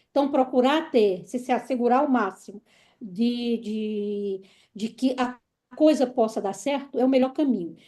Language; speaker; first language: Portuguese; native; Portuguese